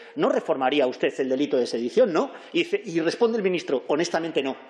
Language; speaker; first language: Spanish; native; Spanish